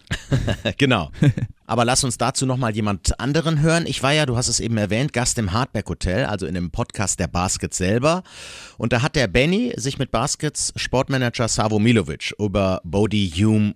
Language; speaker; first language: German; native; German